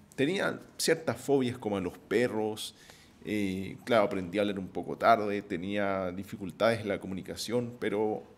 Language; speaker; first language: Spanish; native; Spanish